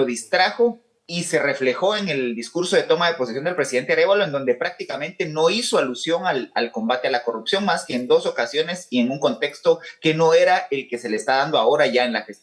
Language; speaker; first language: Spanish; native; Spanish